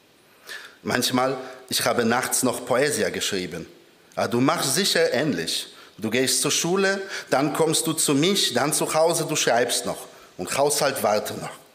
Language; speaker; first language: German; early bilingual, other home language; Polish